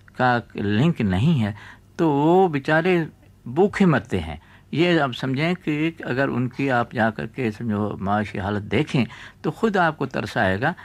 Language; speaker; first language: Urdu; non-native, local second language; Sindhi